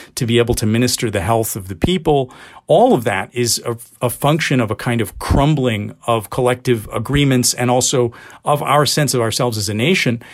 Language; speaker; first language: English; native; English